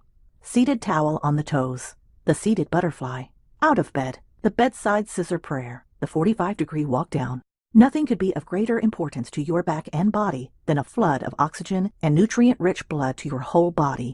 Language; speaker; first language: English; native; English